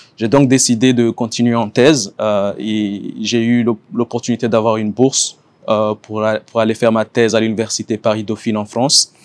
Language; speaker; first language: French; non-native, local second language; Ngazidja Comorian